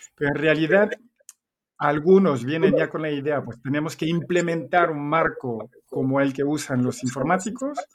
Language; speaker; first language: Spanish; non-native, fluent; French